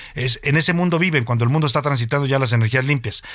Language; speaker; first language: Spanish; native; Spanish